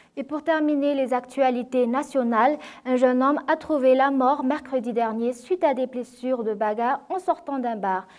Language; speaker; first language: French; non-native, local second language; Malagasy